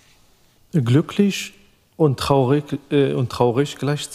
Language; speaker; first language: German; non-native, fluent; Arabic